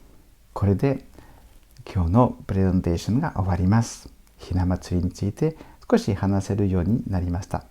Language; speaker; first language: Japanese; non-native, fluent; French